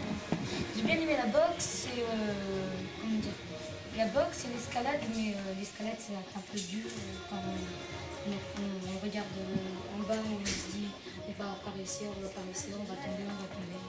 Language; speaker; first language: French; native; French